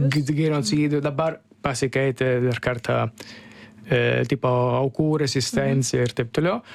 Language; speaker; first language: Lithuanian; non-native, learner; Italian